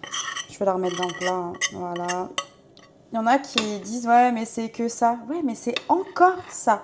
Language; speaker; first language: French; native; French